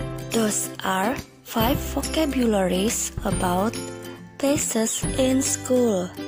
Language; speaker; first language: English; non-native, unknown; Indonesian